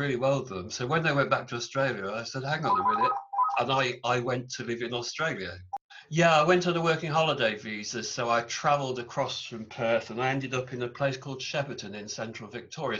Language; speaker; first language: English; native; English